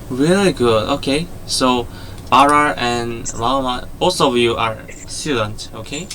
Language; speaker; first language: English; non-native, learner; Korean